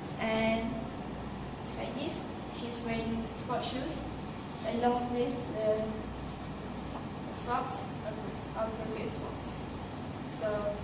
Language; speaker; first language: English; non-native, local second language; Malay